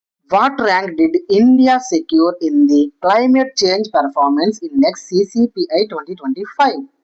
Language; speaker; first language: English; non-native, local second language; Telugu